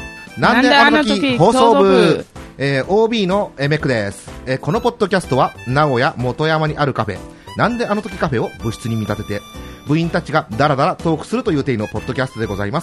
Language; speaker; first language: Japanese; native; Japanese